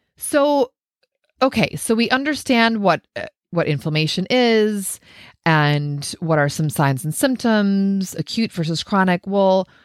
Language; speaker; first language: English; native; English